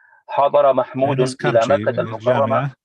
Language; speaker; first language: Arabic; non-native, learner; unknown